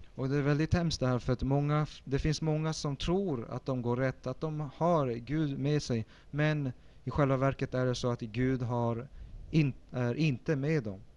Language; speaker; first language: Swedish; early bilingual, other home language; Spanish